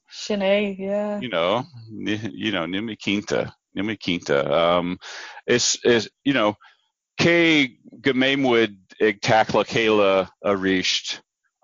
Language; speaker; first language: Irish; non-native, learner; English